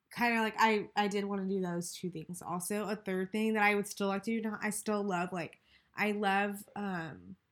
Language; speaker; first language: English; native; English